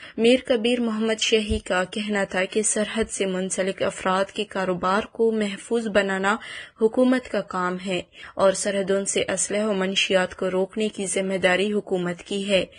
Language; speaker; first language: Urdu; non-native, local second language; Baluchi